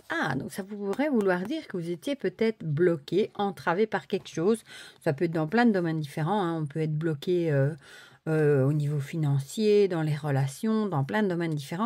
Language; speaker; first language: French; native; French